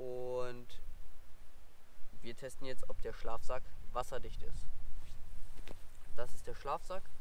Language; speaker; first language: German; native; German